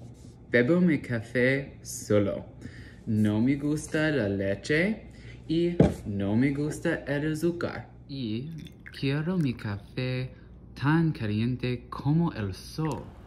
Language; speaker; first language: Spanish; non-native, learner; English